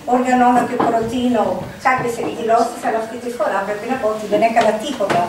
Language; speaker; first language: Greek; non-native, fluent; Italian